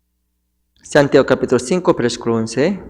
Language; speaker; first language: Spanish; non-native, fluent; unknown